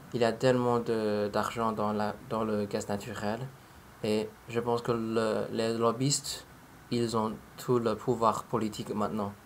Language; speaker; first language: French; non-native, learner; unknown